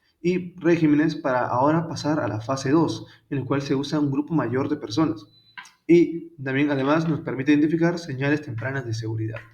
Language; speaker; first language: Spanish; native; Spanish